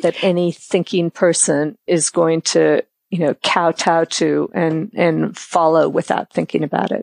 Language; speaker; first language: English; native; English